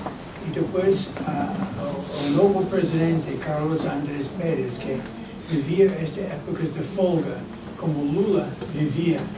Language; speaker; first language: Portuguese; non-native, fluent; Spanish